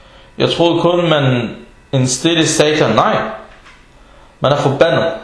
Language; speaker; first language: Danish; early bilingual, other home language; Arabic